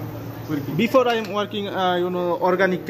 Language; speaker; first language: English; non-native, learner; Bangla